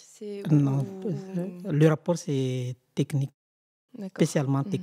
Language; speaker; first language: French; non-native, local second language; Malagasy